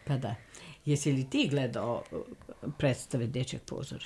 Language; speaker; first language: Serbian; native; Serbian